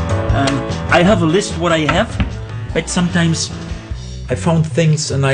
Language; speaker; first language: English; non-native, learner; German